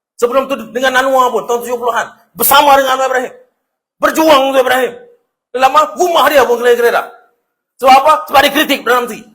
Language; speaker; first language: Malay; native; Malay